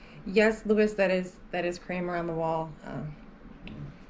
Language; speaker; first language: English; native; English